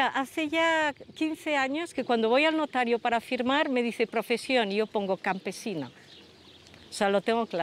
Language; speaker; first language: Spanish; non-native, fluent; French